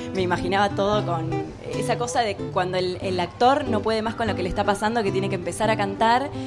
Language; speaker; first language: Spanish; native; Spanish